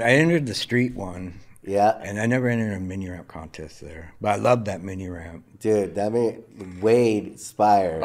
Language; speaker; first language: English; native; English